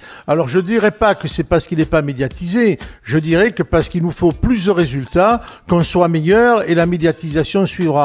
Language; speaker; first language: French; native; French